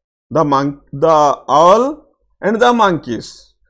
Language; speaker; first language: English; non-native, local second language; Telugu